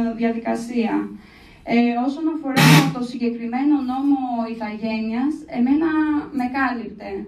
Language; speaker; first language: Greek; early bilingual, other home language; Albanian